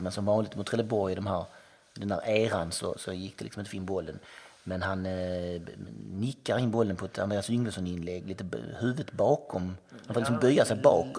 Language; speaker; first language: Swedish; native; Swedish